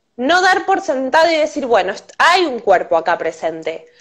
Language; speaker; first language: Spanish; native; Spanish